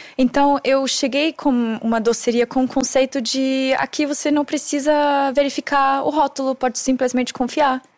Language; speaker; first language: Portuguese; non-native, fluent; German